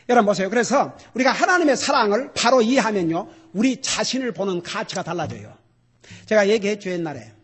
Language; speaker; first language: Korean; native; Korean